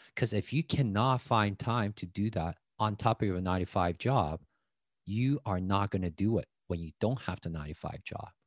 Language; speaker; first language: English; non-native, fluent; Chinese